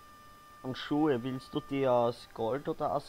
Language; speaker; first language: German; native; German